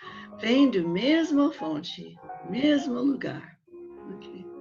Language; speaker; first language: Portuguese; non-native, fluent; English